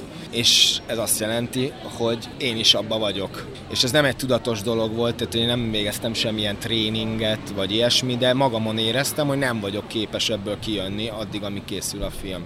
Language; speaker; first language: Hungarian; native; Hungarian